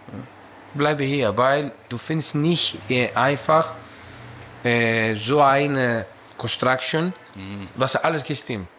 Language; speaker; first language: German; non-native, learner; Greek